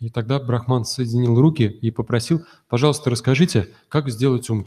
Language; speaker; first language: Russian; native; Russian